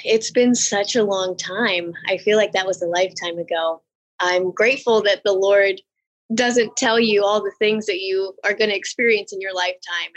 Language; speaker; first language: English; native; English